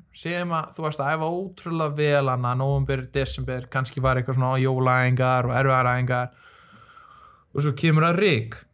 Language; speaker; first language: Icelandic; early bilingual, other home language; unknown